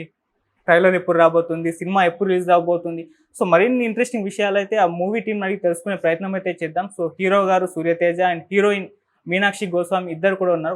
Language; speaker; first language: Telugu; native; Telugu